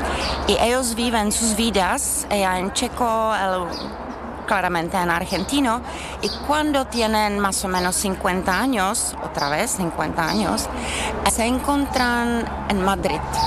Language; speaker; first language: Spanish; non-native, learner; Czech